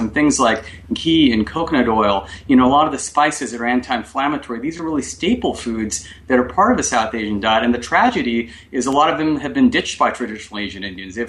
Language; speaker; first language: English; non-native, local second language; Bangla